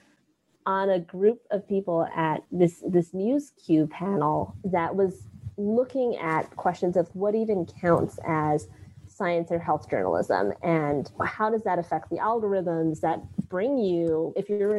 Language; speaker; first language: English; non-native, local second language; Cantonese